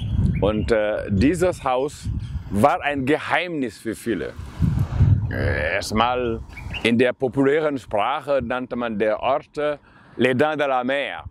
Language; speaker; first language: German; non-native, fluent; Wolof